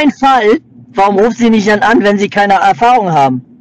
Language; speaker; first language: German; native; German